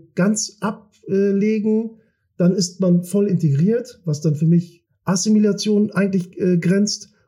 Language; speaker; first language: German; early bilingual, other home language; Turkish